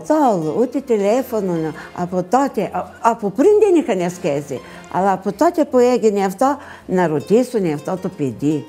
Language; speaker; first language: Greek; non-native, learner; Bulgarian